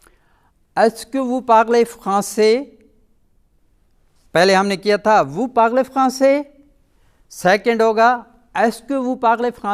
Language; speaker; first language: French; non-native, fluent; Urdu